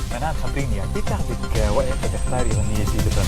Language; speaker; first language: Arabic; native; Arabic